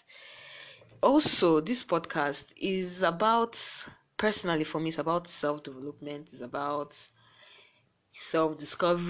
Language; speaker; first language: English; non-native, local second language; Igbo